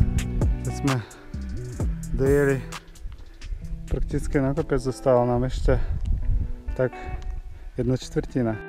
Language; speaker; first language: Czech; non-native, learner; Russian